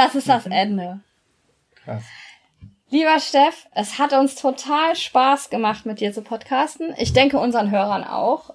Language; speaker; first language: German; native; German